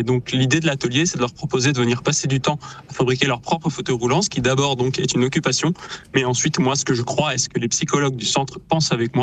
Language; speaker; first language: French; native; French